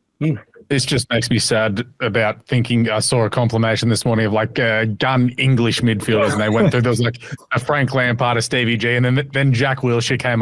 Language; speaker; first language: English; native; English